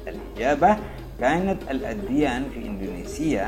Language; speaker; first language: Arabic; non-native, fluent; Indonesian